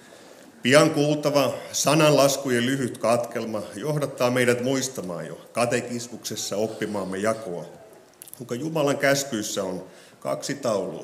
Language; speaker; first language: Finnish; native; Finnish